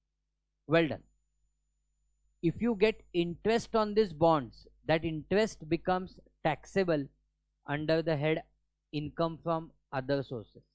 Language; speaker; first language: English; non-native, local second language; Hindi